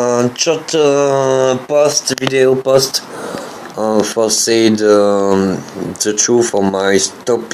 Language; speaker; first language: English; non-native, learner; French